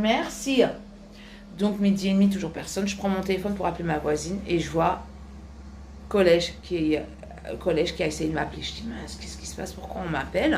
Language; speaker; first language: French; native; French